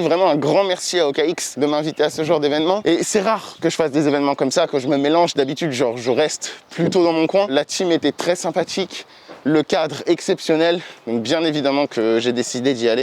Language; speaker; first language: French; native; French